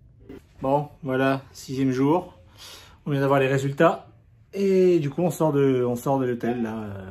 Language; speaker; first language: French; native; French